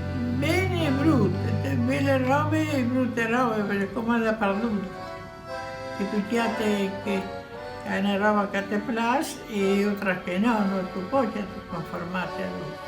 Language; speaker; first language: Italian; non-native, learner; Spanish